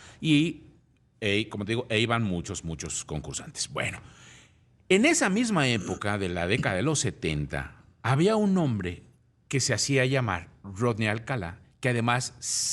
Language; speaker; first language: Spanish; native; Spanish